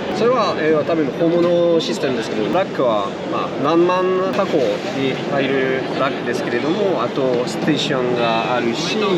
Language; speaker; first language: Japanese; non-native, fluent; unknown